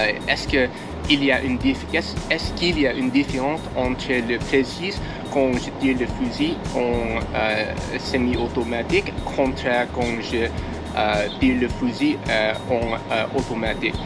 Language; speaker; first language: French; non-native, learner; English